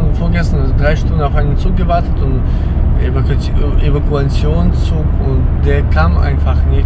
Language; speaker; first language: German; non-native, fluent; Ukrainian